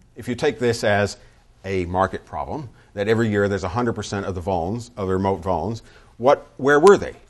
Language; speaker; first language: English; native; English